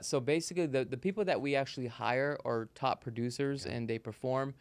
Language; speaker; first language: English; native; English